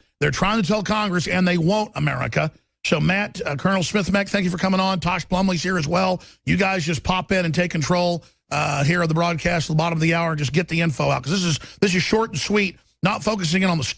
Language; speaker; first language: English; native; English